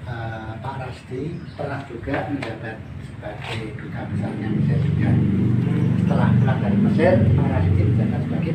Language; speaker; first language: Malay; non-native, local second language; Javanese